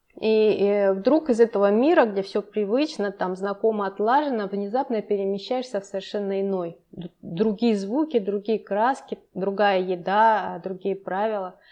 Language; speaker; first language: Russian; native; Russian